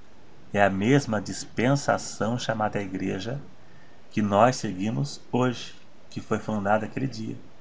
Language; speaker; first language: Portuguese; native; Portuguese